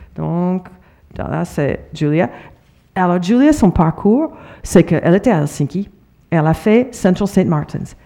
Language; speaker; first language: French; non-native, fluent; English